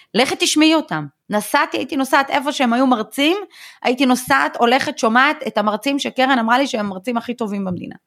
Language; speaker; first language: Hebrew; early bilingual, other home language; Russian